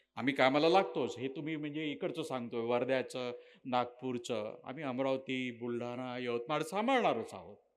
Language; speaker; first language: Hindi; non-native, local second language; Marathi